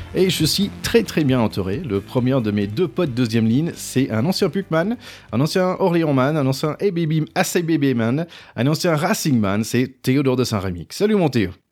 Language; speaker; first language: French; non-native, fluent; English